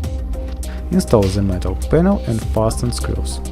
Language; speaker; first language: English; non-native, fluent; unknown